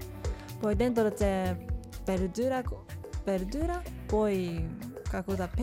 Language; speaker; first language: Italian; non-native, learner; Japanese